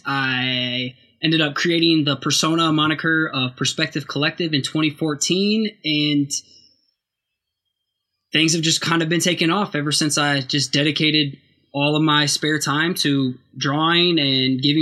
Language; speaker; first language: English; native; English